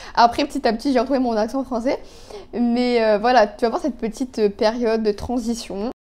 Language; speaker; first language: French; non-native, local second language; Arabic